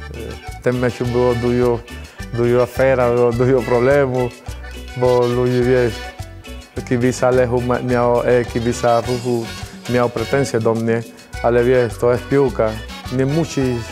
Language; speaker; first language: Polish; non-native, learner; Spanish